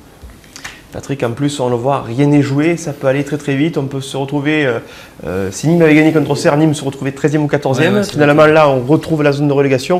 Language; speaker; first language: French; native; French